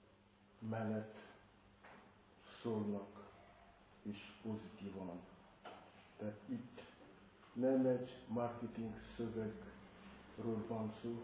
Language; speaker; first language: Hungarian; non-native, fluent; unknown